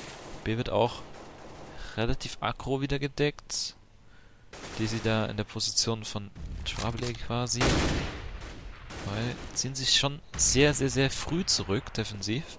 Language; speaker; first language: German; native; German